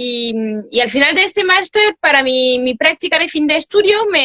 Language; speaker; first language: Spanish; non-native, fluent; French